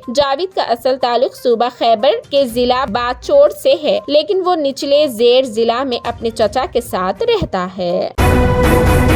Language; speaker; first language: Urdu; native; Urdu